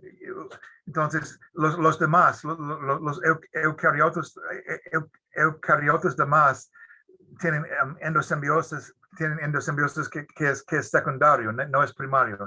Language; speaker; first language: Spanish; non-native, fluent; English